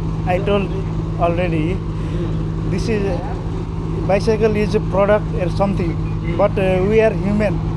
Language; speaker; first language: English; non-native, learner; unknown